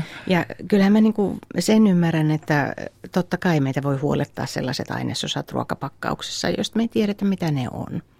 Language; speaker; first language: Finnish; native; Finnish